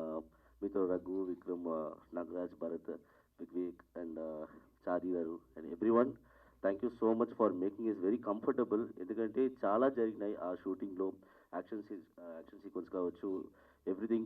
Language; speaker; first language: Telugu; non-native, learner; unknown